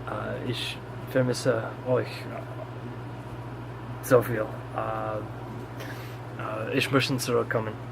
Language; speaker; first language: German; non-native, learner; English